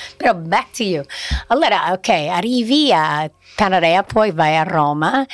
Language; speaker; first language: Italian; non-native, fluent; English